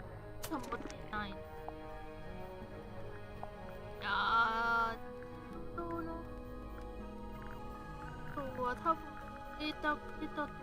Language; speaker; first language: Japanese; non-native, learner; Chinese